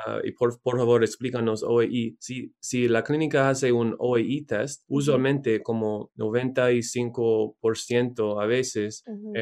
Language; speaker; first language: Spanish; non-native, learner; English